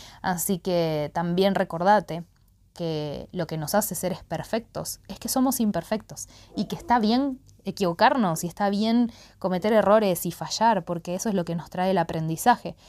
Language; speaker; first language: Spanish; native; Spanish